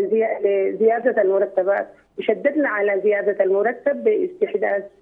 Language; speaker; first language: Arabic; native; Arabic